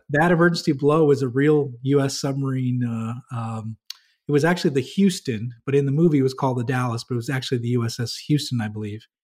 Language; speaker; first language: English; native; English